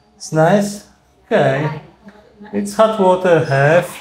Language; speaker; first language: English; non-native, learner; Polish